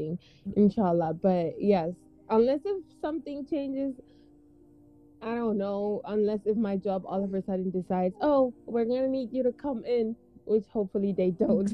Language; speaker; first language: English; non-native, local second language; Wolof